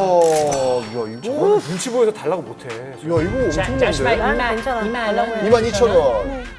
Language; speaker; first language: Korean; native; Korean